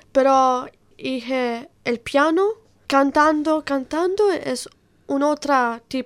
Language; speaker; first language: Spanish; non-native, learner; Italian